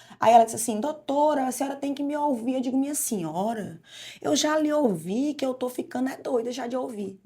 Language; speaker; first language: Portuguese; native; Portuguese